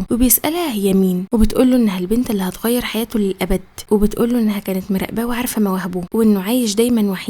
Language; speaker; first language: Arabic; native; Arabic